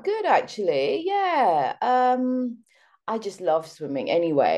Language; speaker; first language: English; early bilingual, other home language; Seselwa Creole French